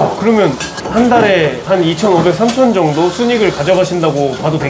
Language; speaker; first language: Korean; native; Korean